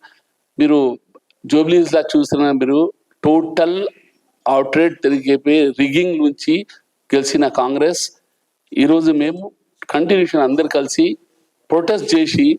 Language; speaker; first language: Telugu; non-native, local second language; Urdu